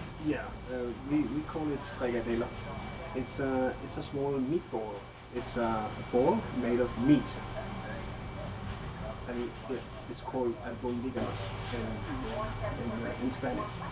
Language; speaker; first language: English; non-native, fluent; Danish